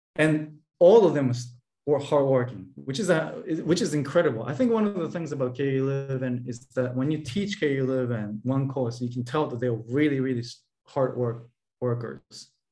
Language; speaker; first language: English; non-native, fluent; Japanese